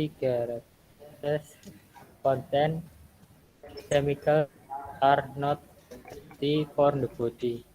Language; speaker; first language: English; non-native, learner; Indonesian